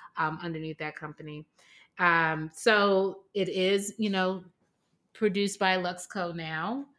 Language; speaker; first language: English; native; English